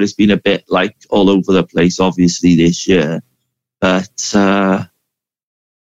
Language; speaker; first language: English; native; English